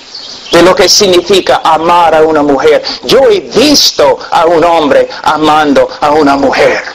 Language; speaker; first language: Spanish; non-native, fluent; English